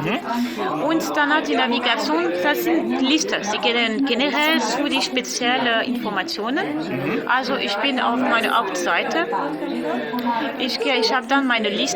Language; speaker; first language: German; non-native, learner; French